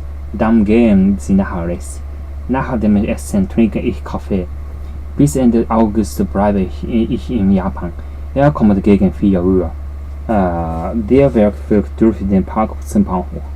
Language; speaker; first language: German; non-native, learner; Japanese